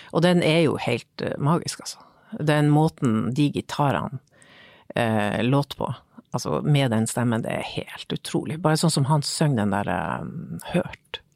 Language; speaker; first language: Norwegian; native; Norwegian